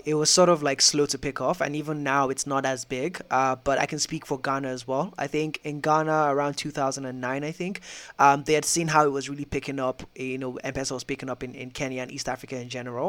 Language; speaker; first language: English; non-native, local second language; Yoruba